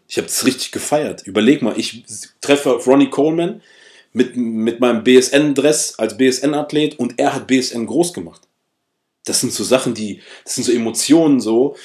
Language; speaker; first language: German; early bilingual, other home language; Russian